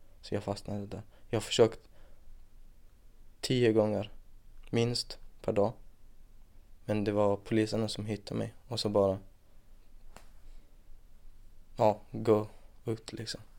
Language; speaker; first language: Swedish; non-native, fluent; Persian